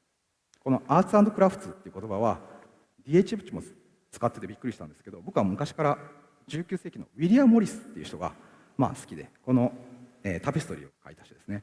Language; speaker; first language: Japanese; native; Japanese